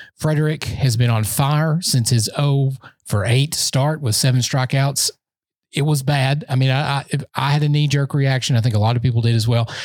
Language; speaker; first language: English; native; English